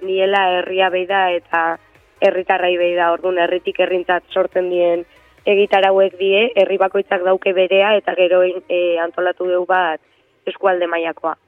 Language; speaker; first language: Basque; native; Basque